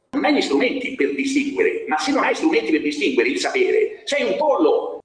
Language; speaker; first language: Italian; native; Italian